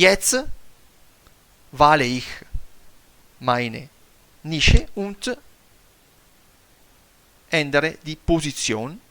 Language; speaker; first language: German; non-native, fluent; Italian